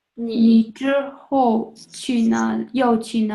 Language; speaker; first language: Chinese; non-native, learner; English